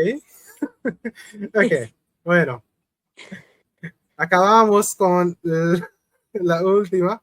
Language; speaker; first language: Spanish; non-native, learner; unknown